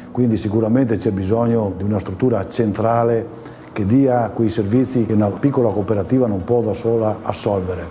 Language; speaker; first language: Italian; native; Italian